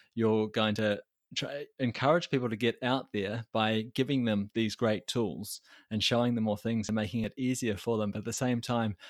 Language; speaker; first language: English; native; English